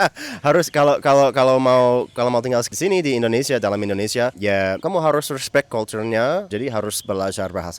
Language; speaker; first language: Indonesian; non-native, fluent; English